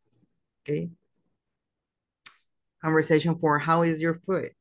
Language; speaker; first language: English; non-native, fluent; Spanish